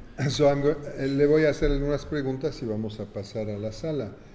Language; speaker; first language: Spanish; non-native, fluent; French